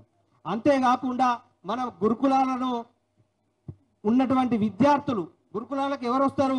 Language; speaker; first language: Telugu; native; Telugu